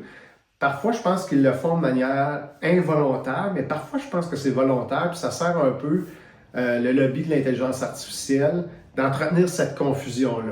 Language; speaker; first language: French; native; French